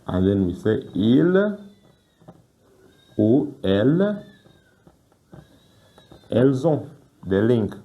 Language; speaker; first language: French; non-native, fluent; Ganda